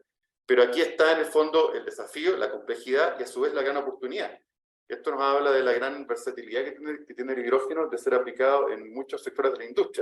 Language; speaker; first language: Spanish; native; Spanish